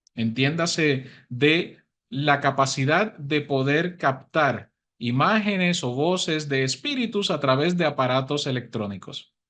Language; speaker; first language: Spanish; native; Spanish